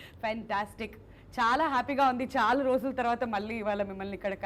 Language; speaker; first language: Telugu; native; Telugu